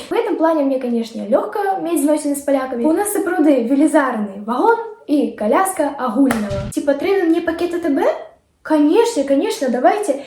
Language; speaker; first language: Belarusian; non-native, local second language; Russian